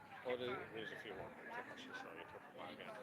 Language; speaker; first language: English; native; English